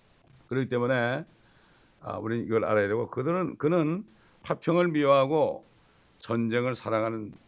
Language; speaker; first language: Korean; native; Korean